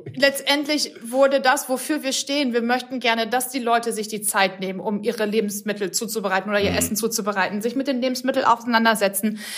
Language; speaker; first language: German; native; German